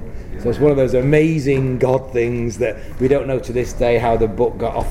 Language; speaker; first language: English; native; English